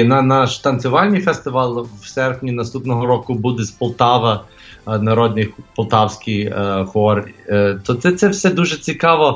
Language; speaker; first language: Ukrainian; early bilingual, heritage; English